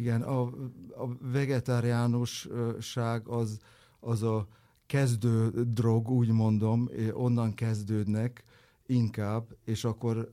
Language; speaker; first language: Hungarian; non-native, fluent; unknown